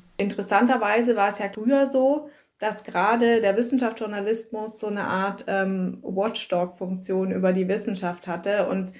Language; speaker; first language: German; native; German